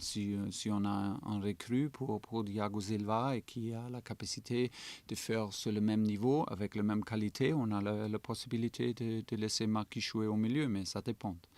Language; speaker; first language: French; non-native, fluent; German